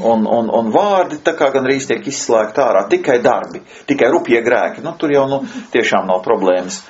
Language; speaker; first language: Latvian; native; Latvian